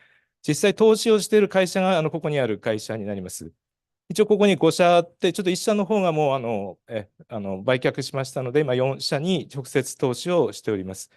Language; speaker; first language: Japanese; native; Japanese